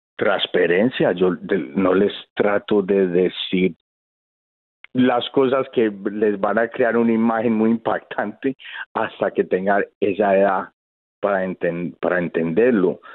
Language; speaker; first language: Spanish; early bilingual, heritage; Spanish